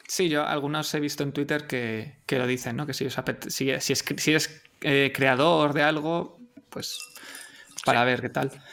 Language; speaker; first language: Spanish; native; Spanish